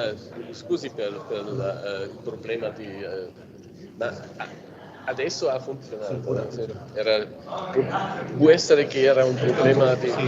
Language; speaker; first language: Italian; non-native, fluent; German